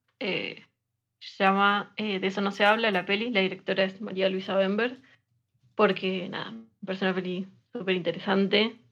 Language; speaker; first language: Spanish; native; Spanish